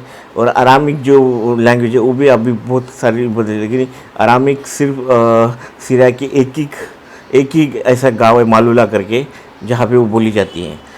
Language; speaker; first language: Hindi; non-native, local second language; Marathi